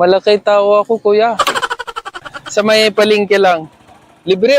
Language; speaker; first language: Filipino; non-native, learner; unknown